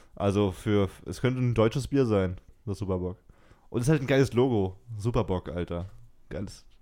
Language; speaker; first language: German; native; German